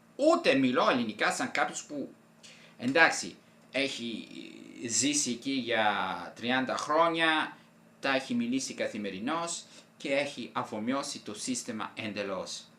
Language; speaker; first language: Greek; non-native, fluent; Italian